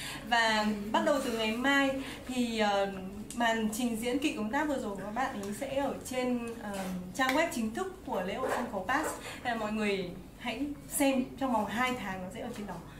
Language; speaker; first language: Vietnamese; native; Vietnamese